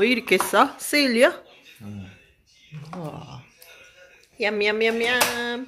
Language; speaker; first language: Korean; non-native, learner; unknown